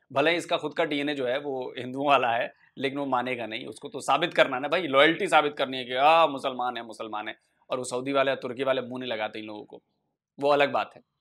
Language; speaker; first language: Hindi; native; Hindi